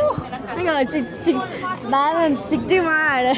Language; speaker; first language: Korean; non-native, learner; Spanish